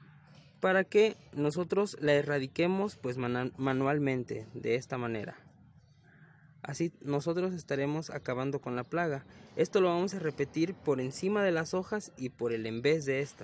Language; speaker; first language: Spanish; native; Spanish